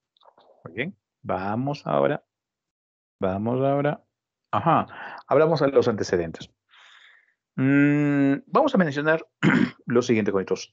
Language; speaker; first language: Spanish; native; Spanish